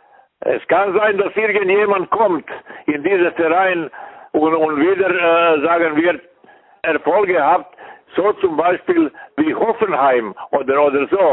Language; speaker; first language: German; non-native, fluent; Serbian